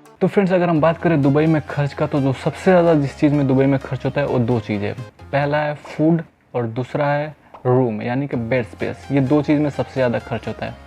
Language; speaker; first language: Hindi; native; Hindi